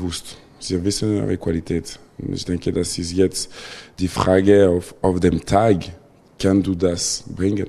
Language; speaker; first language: German; non-native, local second language; French